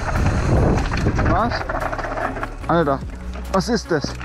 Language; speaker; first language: German; native; German